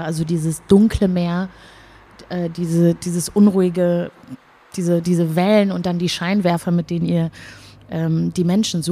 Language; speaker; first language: German; native; German